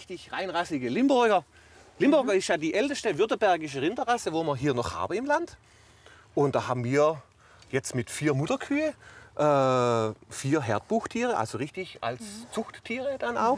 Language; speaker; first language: German; native; German